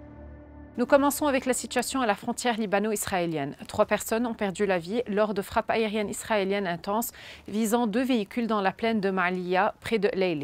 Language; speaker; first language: French; non-native, local second language; Arabic